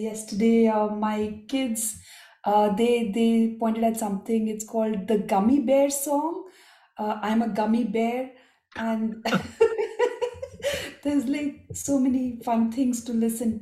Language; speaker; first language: English; non-native, local second language; Marathi